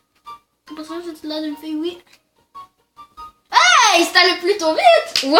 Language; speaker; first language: French; native; French